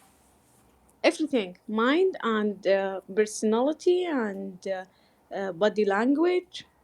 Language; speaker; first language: English; non-native, learner; Arabic